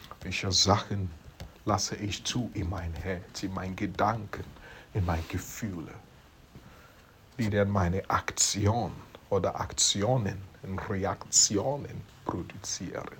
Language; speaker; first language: German; non-native, fluent; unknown